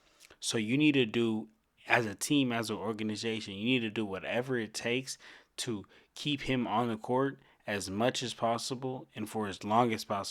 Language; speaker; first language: English; native; English